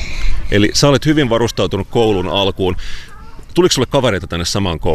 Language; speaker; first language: Finnish; native; Finnish